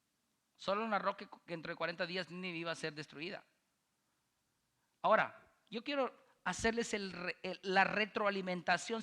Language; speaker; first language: Spanish; native; Spanish